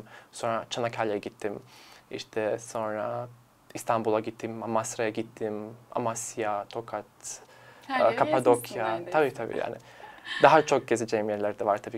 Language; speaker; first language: Turkish; non-native, fluent; Serbian